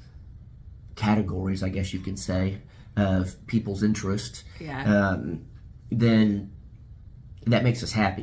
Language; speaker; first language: English; native; English